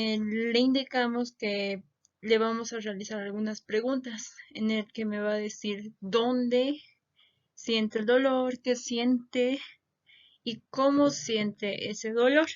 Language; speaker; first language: Spanish; native; Spanish